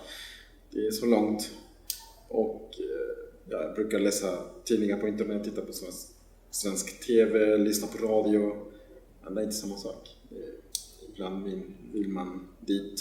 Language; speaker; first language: Swedish; non-native, fluent; Spanish